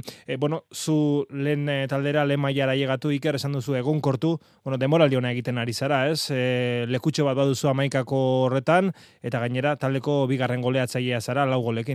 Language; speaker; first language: Basque; native; Basque